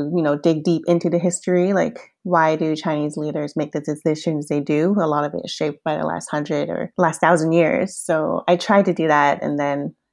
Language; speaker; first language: English; early bilingual, other home language; Cantonese